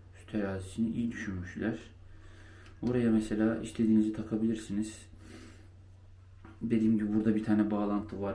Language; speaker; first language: Turkish; native; Turkish